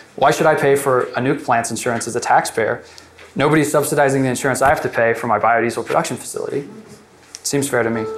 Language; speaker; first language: English; native; English